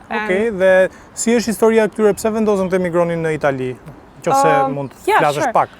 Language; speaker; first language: Albanian; native; Albanian